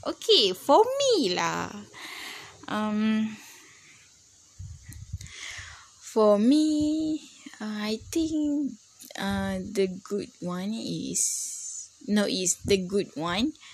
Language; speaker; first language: English; non-native, learner; Malay